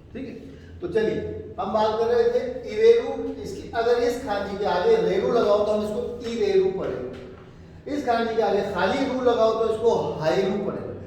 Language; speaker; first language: Urdu; native; Urdu